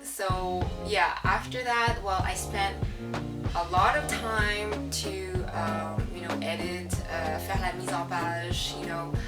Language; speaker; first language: English; non-native, local second language; French